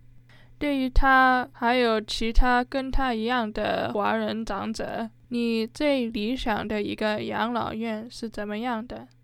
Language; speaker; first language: Chinese; early bilingual, heritage; Chinese